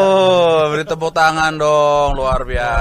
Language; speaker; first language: Indonesian; native; Indonesian